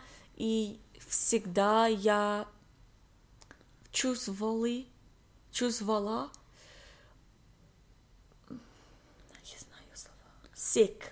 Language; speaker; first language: Russian; non-native, learner; English